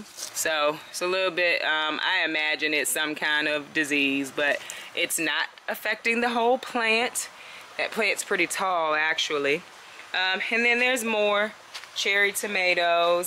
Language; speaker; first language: English; native; English